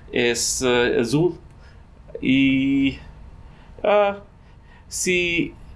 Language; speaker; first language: Spanish; non-native, learner; English